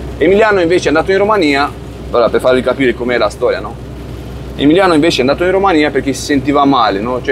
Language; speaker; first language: Italian; non-native, fluent; Romanian